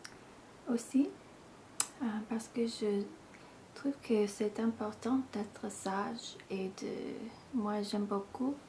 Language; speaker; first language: French; non-native, learner; English